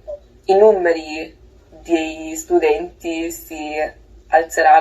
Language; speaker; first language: Italian; non-native, learner; English